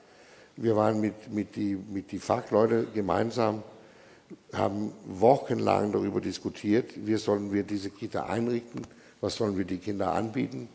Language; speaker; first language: German; non-native, fluent; Danish